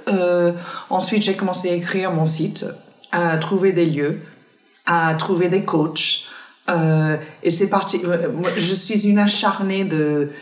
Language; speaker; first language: French; non-native, fluent; English